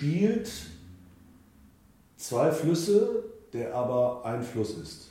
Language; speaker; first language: German; native; German